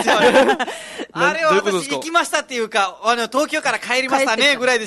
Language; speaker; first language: Japanese; non-native, fluent; Nepali